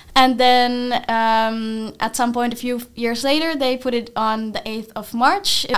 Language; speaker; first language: English; non-native, fluent; Finnish